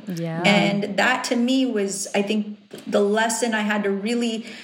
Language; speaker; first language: English; native; English